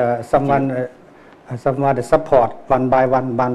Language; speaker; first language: English; non-native, learner; Thai